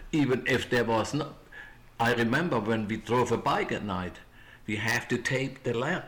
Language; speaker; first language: English; non-native, fluent; German